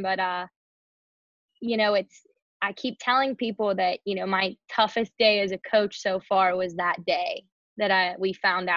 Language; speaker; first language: English; native; English